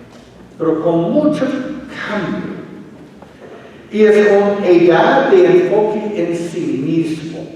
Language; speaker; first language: Spanish; non-native, fluent; English